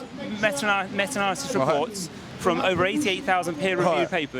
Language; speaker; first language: English; native; English